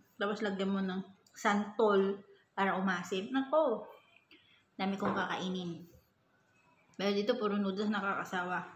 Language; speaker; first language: Filipino; native; Filipino